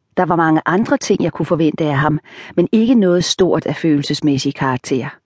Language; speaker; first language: Danish; native; Danish